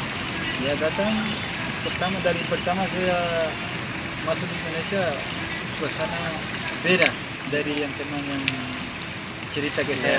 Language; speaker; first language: Indonesian; non-native, fluent; Spanish